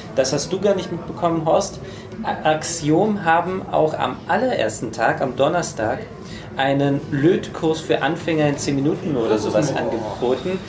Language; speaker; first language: German; native; German